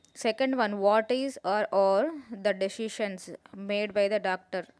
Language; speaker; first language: English; non-native, local second language; Telugu